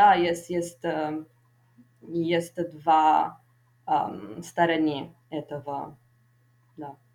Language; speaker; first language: Russian; non-native, fluent; Italian